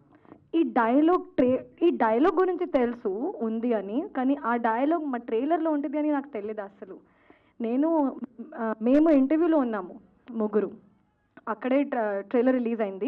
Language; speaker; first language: Telugu; non-native, learner; Hindi